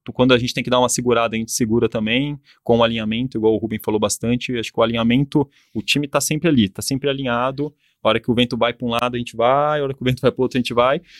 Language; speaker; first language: Portuguese; native; Portuguese